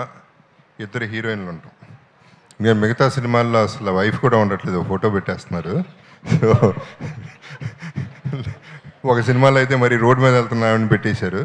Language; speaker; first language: Telugu; native; Telugu